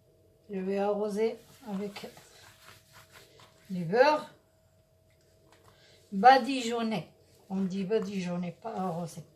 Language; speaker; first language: French; non-native, local second language; Arabic